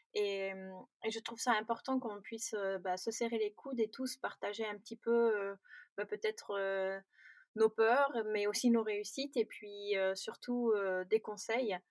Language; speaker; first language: French; native; French